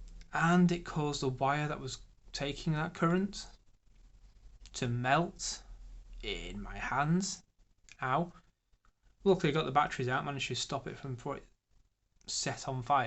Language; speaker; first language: English; native; English